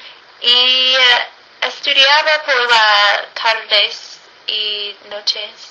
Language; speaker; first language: Spanish; non-native, learner; English